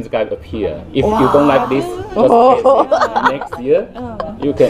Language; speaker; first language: English; non-native, learner; Chinese